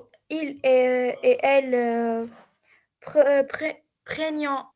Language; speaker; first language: French; non-native, learner; Arabic